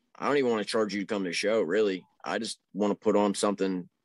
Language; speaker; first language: English; native; English